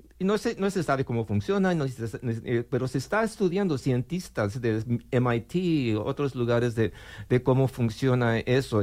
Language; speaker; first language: Spanish; non-native, learner; English